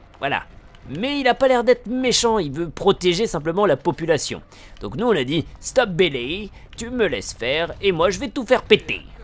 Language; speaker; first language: French; native; French